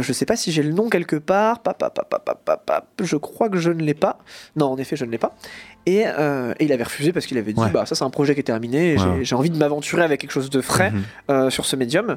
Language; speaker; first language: French; native; French